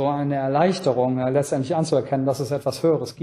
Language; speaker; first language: German; native; German